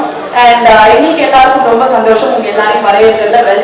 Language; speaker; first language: Tamil; native; Tamil